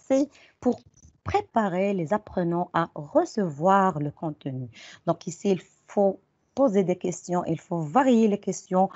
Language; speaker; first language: French; non-native, local second language; Arabic